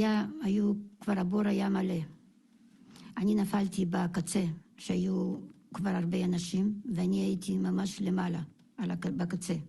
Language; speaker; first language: Hebrew; non-native, fluent; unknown